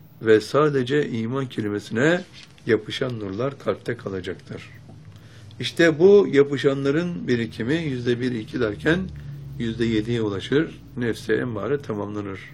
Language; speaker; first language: Turkish; native; Turkish